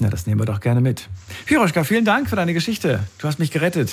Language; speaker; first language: German; native; German